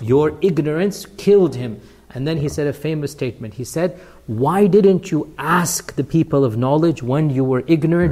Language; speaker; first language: English; early bilingual, other home language; Urdu